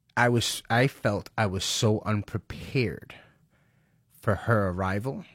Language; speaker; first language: English; early bilingual, other home language; Spanish